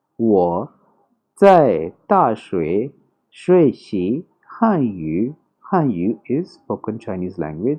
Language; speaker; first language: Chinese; non-native, fluent; Urdu